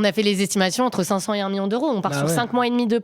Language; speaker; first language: French; native; French